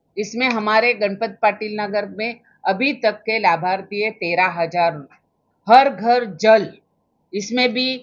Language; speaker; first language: Hindi; non-native, local second language; Marathi